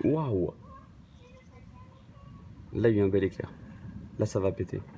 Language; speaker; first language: French; native; French